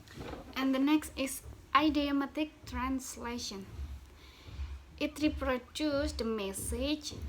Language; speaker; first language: English; non-native, learner; Indonesian